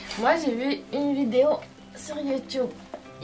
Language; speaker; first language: French; native; French